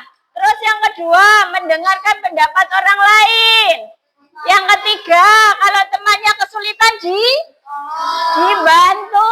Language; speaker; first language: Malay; non-native, local second language; Javanese